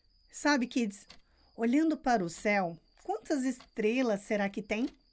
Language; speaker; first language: Portuguese; native; Portuguese